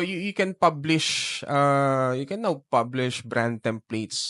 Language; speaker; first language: English; non-native, local second language; Filipino